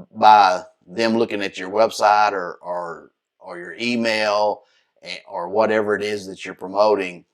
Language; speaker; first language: English; native; English